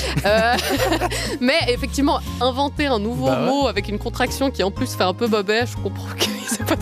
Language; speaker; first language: French; native; French